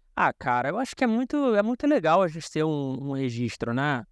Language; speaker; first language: Portuguese; native; Portuguese